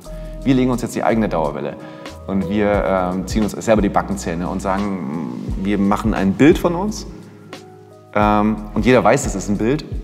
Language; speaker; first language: German; native; German